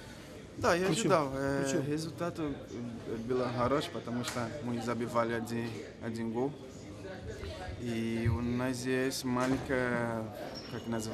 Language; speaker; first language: Russian; non-native, learner; Portuguese